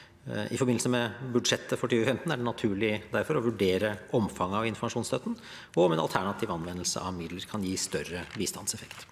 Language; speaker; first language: Norwegian; native; Norwegian